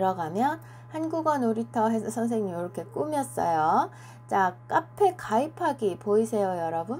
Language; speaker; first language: Korean; native; Korean